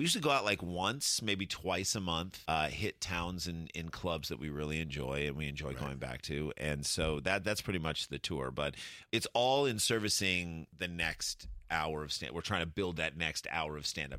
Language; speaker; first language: English; native; English